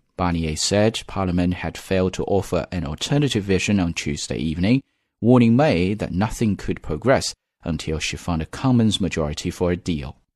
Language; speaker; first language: English; non-native, fluent; Chinese